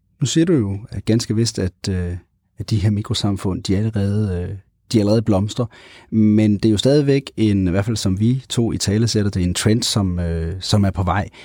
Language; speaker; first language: Danish; native; Danish